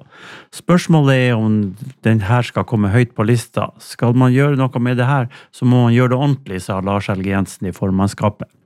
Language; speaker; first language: Norwegian; native; Norwegian